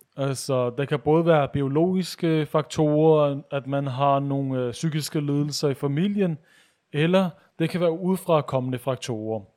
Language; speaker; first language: Danish; early bilingual, other home language; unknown